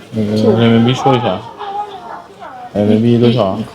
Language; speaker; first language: Chinese; non-native, learner; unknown